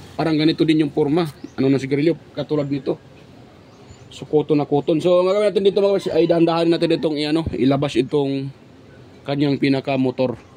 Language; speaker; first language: Filipino; native; Filipino